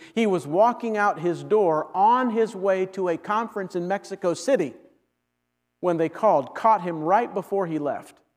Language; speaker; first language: English; native; English